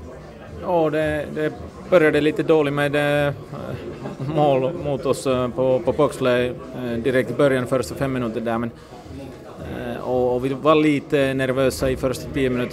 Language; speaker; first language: Swedish; non-native, fluent; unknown